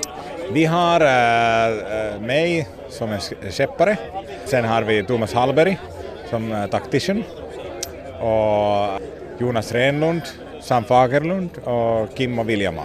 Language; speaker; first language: Swedish; non-native, local second language; Finnish